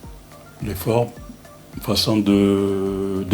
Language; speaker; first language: French; non-native, fluent; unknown